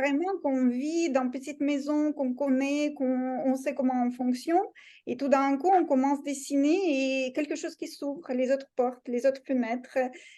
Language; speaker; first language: French; non-native, fluent; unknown